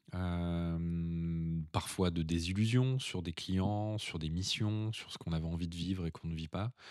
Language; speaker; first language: French; native; French